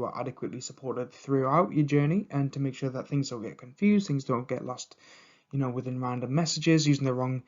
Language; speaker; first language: English; native; English